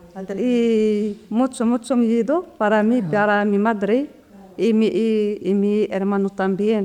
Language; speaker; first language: Spanish; non-native, learner; Arabic